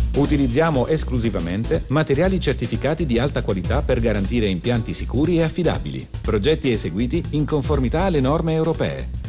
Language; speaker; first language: Italian; native; Italian